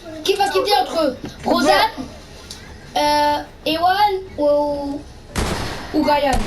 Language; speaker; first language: French; native; French